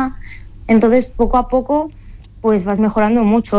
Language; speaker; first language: Spanish; native; Spanish